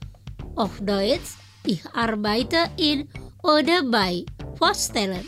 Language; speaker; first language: German; non-native, fluent; Indonesian